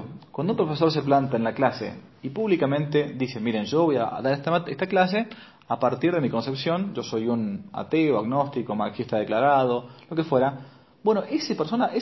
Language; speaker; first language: Spanish; native; Spanish